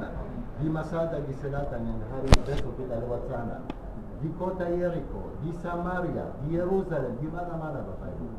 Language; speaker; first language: Indonesian; non-native, fluent; Hebrew